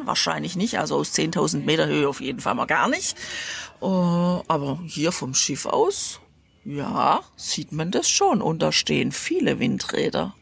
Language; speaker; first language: German; native; German